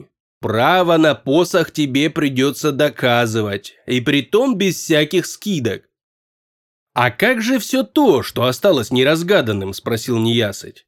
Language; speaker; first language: Russian; native; Russian